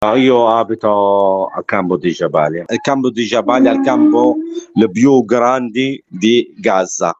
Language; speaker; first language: Italian; non-native, learner; Arabic